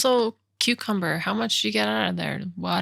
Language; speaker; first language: English; native; English